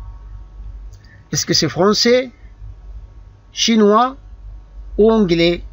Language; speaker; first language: French; non-native, fluent; Arabic